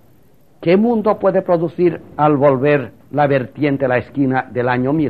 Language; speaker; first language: Spanish; native; Spanish